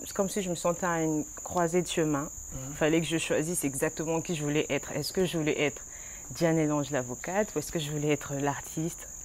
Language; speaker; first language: French; non-native, local second language; Lingala